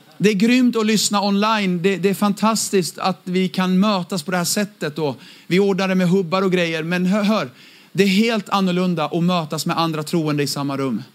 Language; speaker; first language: Swedish; early bilingual, other home language; Aramaic